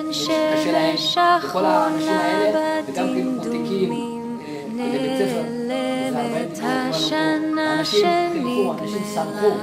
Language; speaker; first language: Hebrew; non-native, fluent; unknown